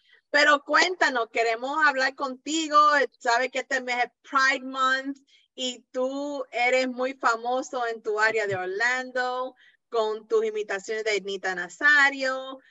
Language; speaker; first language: Spanish; early bilingual, heritage; Spanish